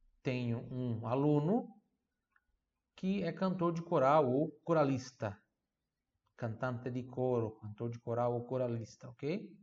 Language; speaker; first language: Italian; non-native, fluent; Portuguese